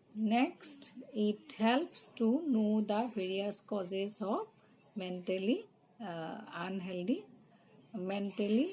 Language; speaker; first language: English; non-native, local second language; Assamese